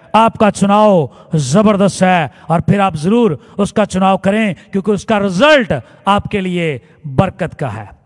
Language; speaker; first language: Urdu; non-native, local second language; Punjabi